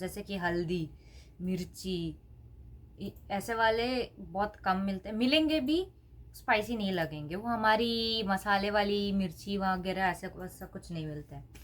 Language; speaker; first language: Hindi; non-native, local second language; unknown